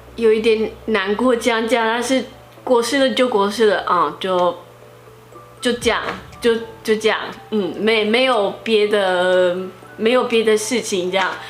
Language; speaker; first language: Chinese; non-native, fluent; Portuguese